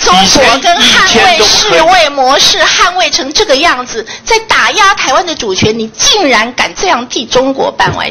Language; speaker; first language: Chinese; native; Chinese